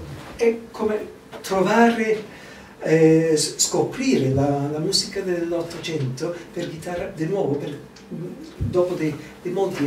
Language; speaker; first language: Italian; non-native, fluent; English